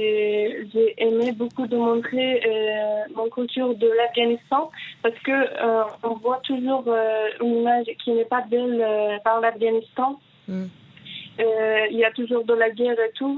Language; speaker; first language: French; non-native, fluent; Persian